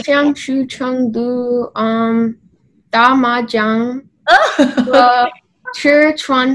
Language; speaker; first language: Chinese; non-native, learner; English